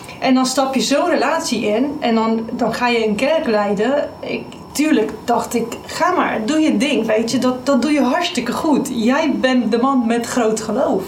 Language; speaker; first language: Dutch; non-native, fluent; Romanian